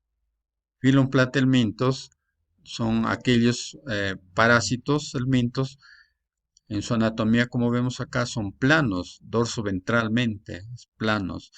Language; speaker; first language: Spanish; native; Spanish